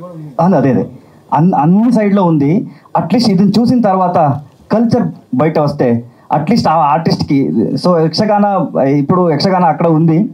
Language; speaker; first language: Telugu; non-native, learner; Kannada